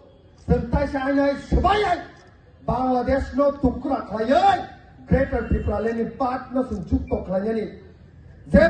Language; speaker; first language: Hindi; non-native, local second language; Kok Borok